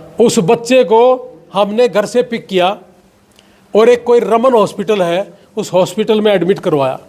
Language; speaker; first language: Hindi; native; Hindi